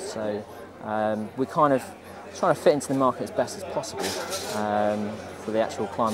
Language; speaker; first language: English; native; English